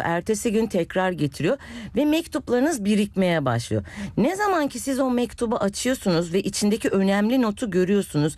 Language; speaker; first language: Turkish; native; Turkish